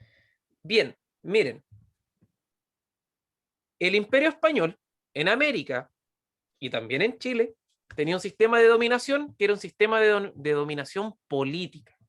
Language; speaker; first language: Spanish; native; Spanish